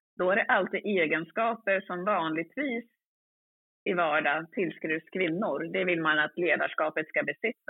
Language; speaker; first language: Swedish; early bilingual, other home language; Swahili